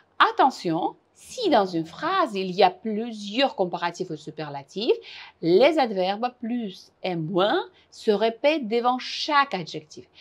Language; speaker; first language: French; non-native, fluent; Uzbek